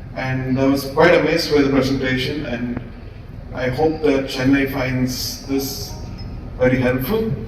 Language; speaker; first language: English; non-native, local second language; Tamil